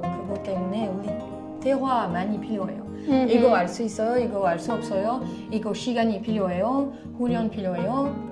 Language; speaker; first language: Korean; non-native, learner; French